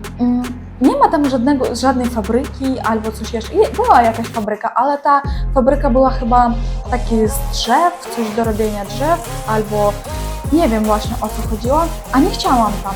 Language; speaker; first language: Polish; non-native, learner; Ukrainian